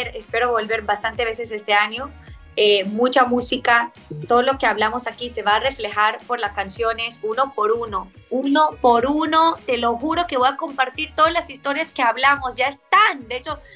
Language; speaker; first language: Spanish; non-native, fluent; Hebrew